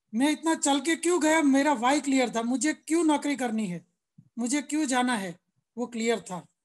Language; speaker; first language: Hindi; non-native, local second language; Gujarati